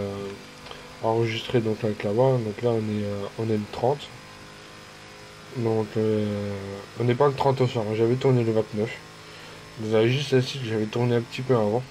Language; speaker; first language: French; native; French